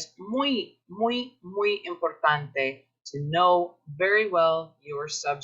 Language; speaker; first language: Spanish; non-native, fluent; English